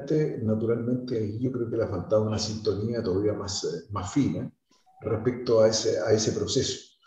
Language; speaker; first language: Spanish; native; Spanish